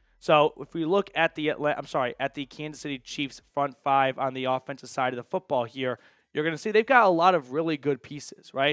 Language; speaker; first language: English; native; English